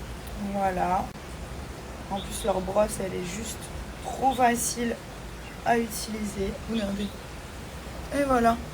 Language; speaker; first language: French; native; French